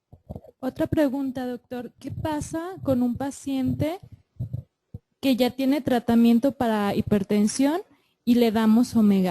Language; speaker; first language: Spanish; native; Spanish